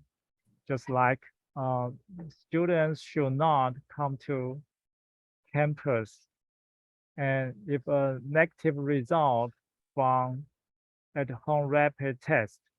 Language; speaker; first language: English; non-native, fluent; Chinese